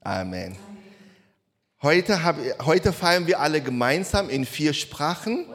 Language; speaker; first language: German; non-native, learner; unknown